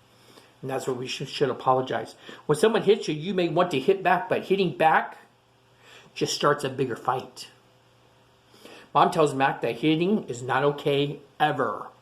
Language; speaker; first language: English; native; English